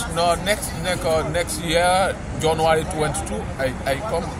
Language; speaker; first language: English; non-native, learner; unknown